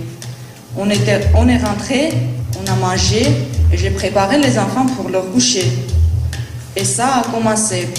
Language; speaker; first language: French; non-native, learner; Armenian